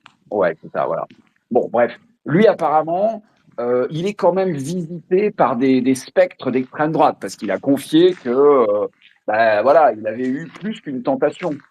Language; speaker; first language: French; native; French